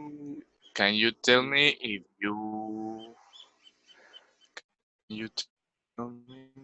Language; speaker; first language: English; non-native, learner; Spanish